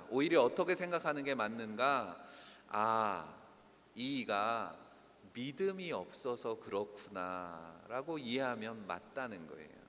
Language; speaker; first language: Korean; native; Korean